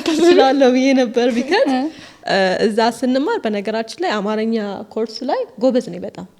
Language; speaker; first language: Amharic; early bilingual, heritage; Amharic